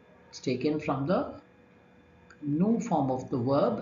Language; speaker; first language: English; non-native, local second language; Tamil